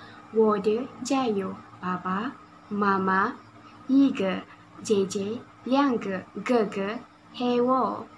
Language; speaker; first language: Chinese; non-native, learner; Malay